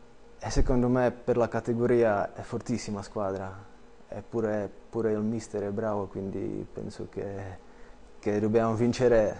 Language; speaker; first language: Italian; non-native, learner; Czech